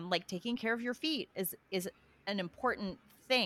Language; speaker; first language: English; native; English